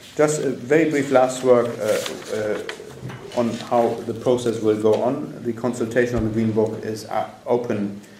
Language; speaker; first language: English; non-native, fluent; German